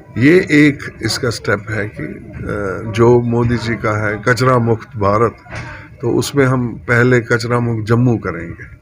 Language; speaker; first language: Hindi; non-native, local second language; Kashmiri